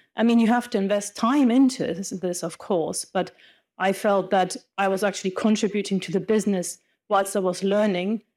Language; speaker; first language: English; non-native, fluent; German